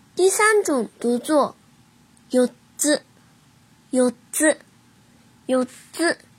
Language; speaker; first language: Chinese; early bilingual, heritage; Chinese